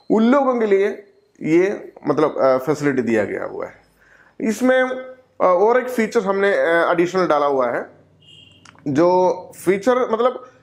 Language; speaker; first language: Hindi; non-native, local second language; Malayalam